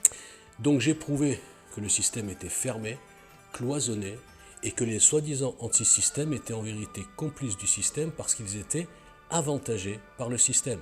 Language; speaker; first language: French; native; French